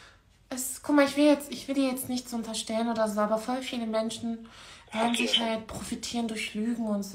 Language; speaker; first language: German; native; German